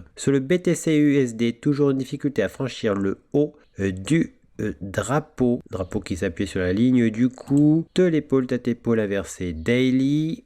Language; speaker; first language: French; native; French